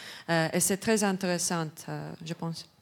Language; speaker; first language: French; non-native, learner; Estonian